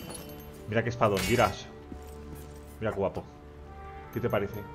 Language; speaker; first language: Spanish; native; Spanish